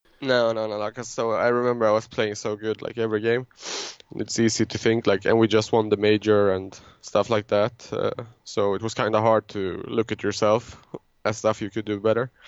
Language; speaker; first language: English; non-native, fluent; Swedish